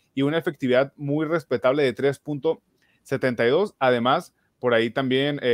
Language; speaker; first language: Spanish; native; Spanish